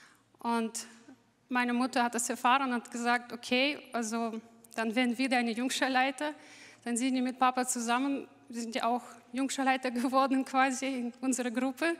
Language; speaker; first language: German; non-native, fluent; Russian